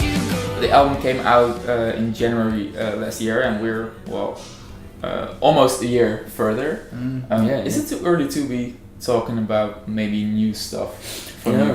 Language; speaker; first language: English; non-native, fluent; Dutch